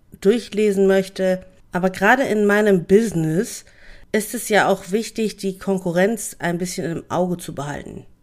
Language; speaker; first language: German; native; German